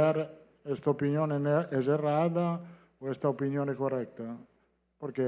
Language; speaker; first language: Portuguese; non-native, fluent; Italian